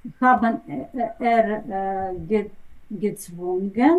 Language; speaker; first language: German; non-native, learner; Ukrainian